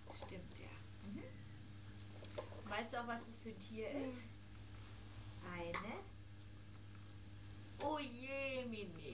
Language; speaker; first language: German; native; German